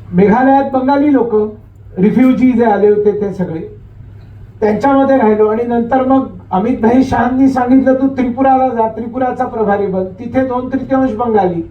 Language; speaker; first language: Marathi; native; Marathi